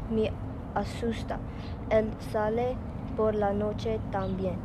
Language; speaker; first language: Spanish; non-native, learner; English